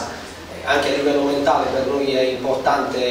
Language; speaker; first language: Italian; native; Italian